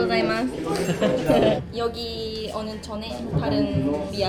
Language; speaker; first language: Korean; non-native, learner; Japanese